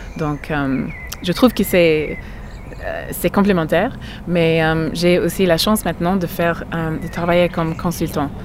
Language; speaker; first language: French; non-native, fluent; English